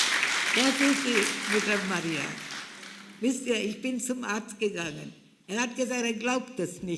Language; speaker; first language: German; non-native, fluent; Malayalam